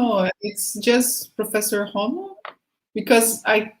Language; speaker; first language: English; non-native, fluent; Portuguese